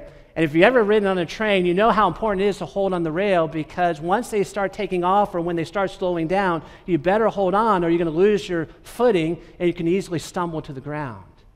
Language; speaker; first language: English; native; English